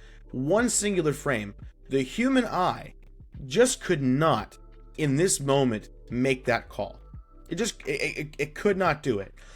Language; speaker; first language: English; native; English